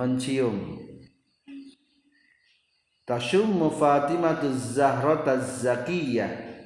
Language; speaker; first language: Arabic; non-native, fluent; Indonesian